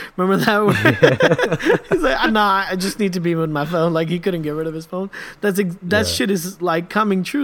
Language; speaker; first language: English; native; English